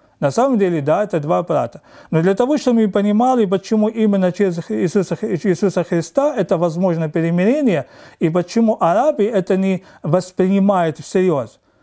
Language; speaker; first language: Russian; non-native, fluent; Arabic